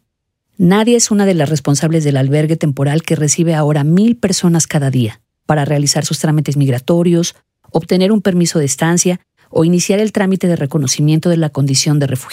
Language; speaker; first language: Spanish; native; Spanish